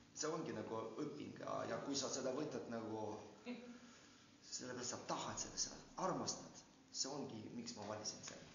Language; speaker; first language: Estonian; non-native, fluent; Ukrainian